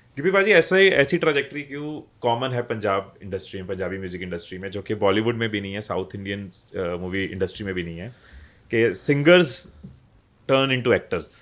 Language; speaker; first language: Hindi; native; Hindi